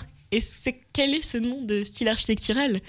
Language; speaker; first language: French; native; French